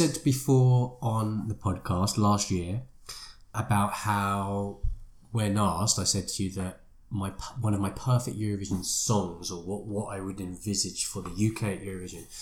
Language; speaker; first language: English; native; English